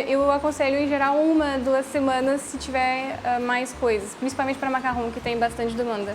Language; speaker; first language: Portuguese; non-native, fluent; French